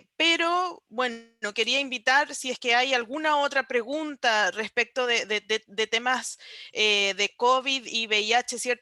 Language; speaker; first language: Spanish; native; Spanish